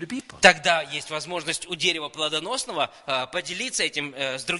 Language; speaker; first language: Russian; native; Russian